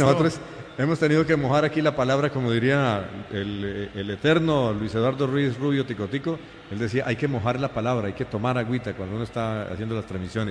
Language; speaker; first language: Spanish; native; Spanish